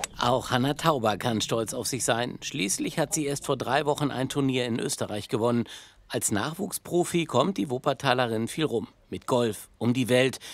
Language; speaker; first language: German; native; German